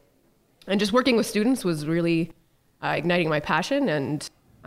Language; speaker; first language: English; native; English